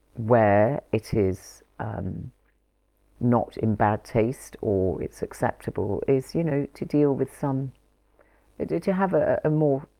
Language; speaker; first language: English; native; English